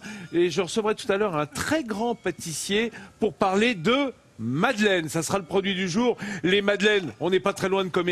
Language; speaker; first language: French; native; French